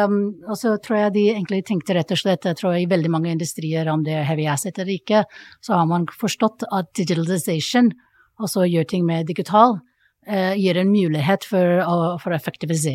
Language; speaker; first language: Norwegian; non-native, fluent; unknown